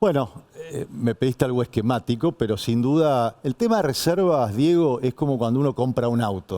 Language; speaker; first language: Spanish; native; Spanish